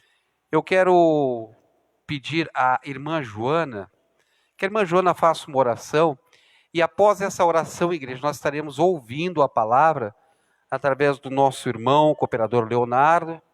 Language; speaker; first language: Portuguese; native; Portuguese